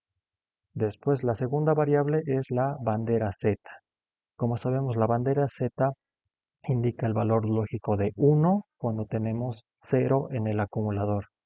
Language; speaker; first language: Spanish; native; Spanish